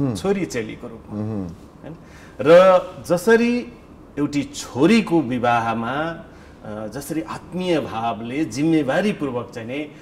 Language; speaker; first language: Nepali; non-native, local second language; Maithili